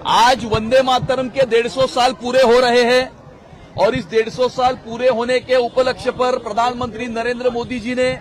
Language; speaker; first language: Hindi; non-native, local second language; Marathi